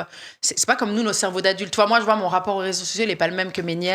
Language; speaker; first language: French; native; French